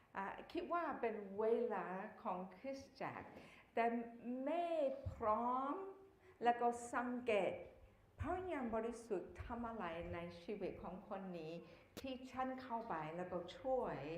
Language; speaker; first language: Thai; non-native, fluent; English